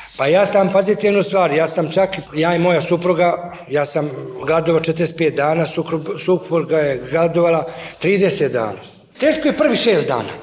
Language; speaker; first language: Serbian; native; Serbian